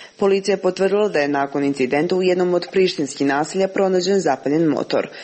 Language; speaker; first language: Serbian; non-native, local second language; Albanian